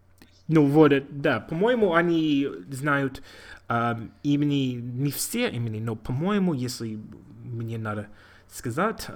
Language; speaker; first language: Russian; non-native, learner; English